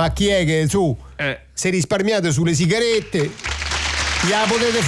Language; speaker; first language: Italian; native; Italian